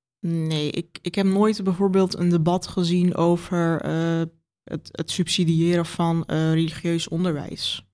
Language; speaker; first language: Dutch; early bilingual, other home language; Turkish